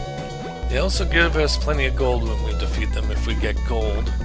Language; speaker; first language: English; native; English